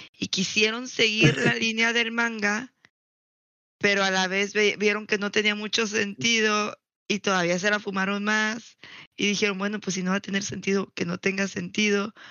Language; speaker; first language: Spanish; native; Spanish